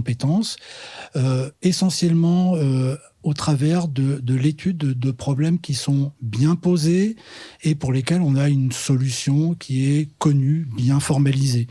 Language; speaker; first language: French; native; French